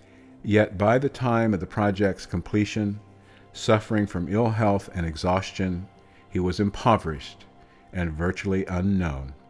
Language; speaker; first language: English; native; English